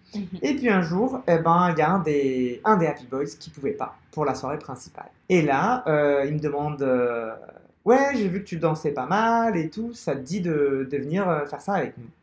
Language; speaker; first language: French; non-native, local second language; Arabic